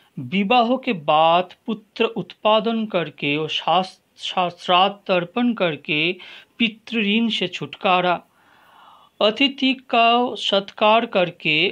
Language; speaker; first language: Hindi; non-native, local second language; Bangla